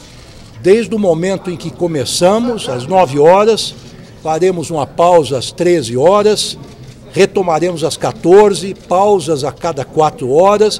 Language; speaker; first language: Portuguese; native; Portuguese